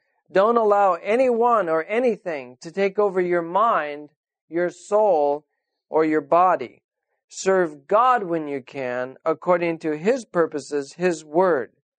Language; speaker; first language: English; native; English